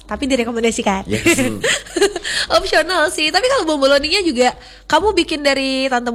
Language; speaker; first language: Indonesian; native; Indonesian